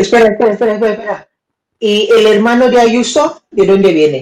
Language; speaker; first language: Spanish; non-native, learner; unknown